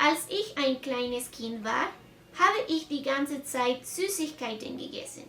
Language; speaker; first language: German; non-native, fluent; Spanish